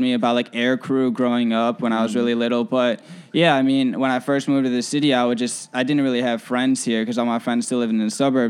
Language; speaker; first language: English; native; English